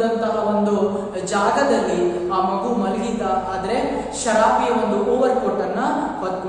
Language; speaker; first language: Kannada; native; Kannada